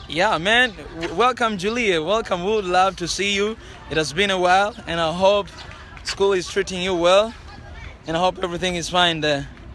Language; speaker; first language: English; non-native, local second language; Swahili